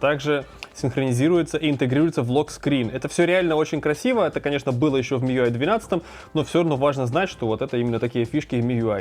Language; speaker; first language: Russian; native; Russian